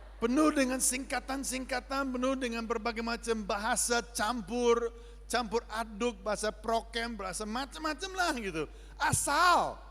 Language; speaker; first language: Indonesian; non-native, fluent; English